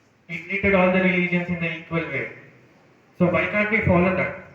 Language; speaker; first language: English; non-native, local second language; Telugu